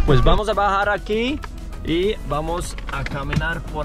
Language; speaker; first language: Spanish; non-native, fluent; English